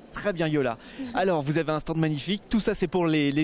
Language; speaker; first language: French; native; French